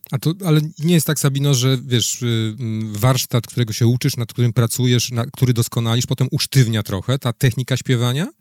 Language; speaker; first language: Polish; native; Polish